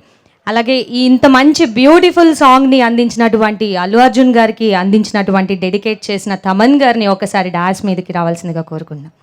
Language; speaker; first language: Telugu; native; Telugu